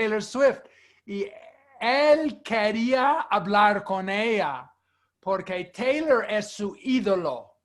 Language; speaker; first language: Spanish; non-native, fluent; English